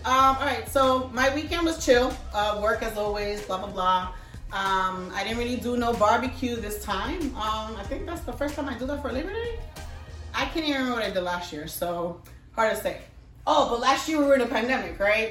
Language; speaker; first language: English; early bilingual, other home language; Spanish